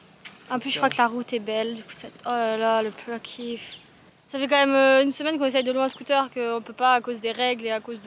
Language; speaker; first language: French; native; French